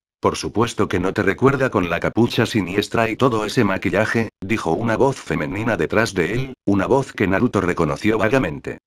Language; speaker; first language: Spanish; native; Spanish